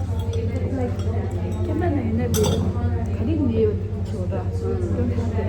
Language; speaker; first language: English; non-native, fluent; Tibetan